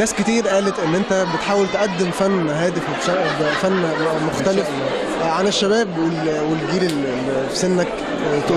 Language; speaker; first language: Arabic; native; Arabic